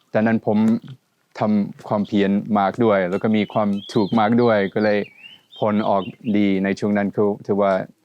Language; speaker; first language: Thai; non-native, fluent; Swedish